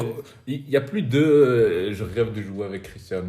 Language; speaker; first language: French; native; French